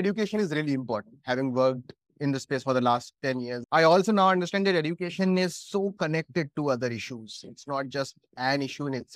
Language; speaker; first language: English; non-native, local second language; Hindi